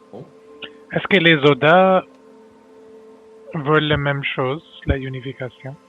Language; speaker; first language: French; non-native, learner; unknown